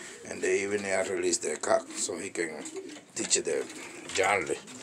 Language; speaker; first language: English; non-native, learner; Spanish